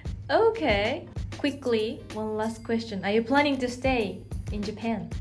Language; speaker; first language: English; non-native, fluent; Japanese